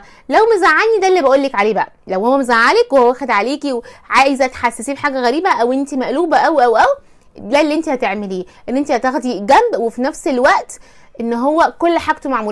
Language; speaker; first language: Arabic; native; Arabic